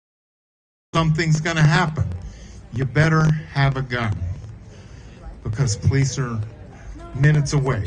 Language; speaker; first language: English; native; English